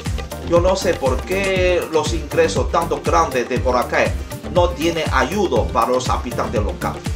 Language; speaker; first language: Spanish; non-native, learner; Chinese